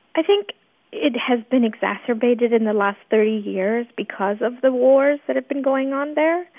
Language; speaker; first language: English; early bilingual, other home language; Persian